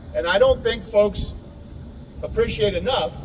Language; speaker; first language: English; native; English